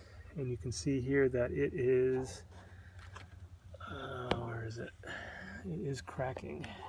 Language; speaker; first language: English; native; English